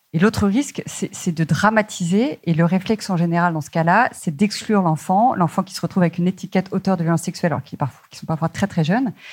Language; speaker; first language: French; native; French